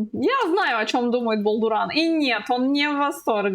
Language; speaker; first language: Russian; native; Russian